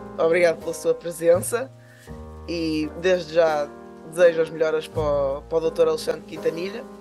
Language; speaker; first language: Portuguese; native; Portuguese